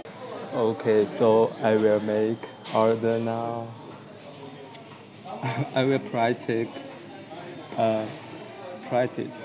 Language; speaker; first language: English; non-native, learner; Chinese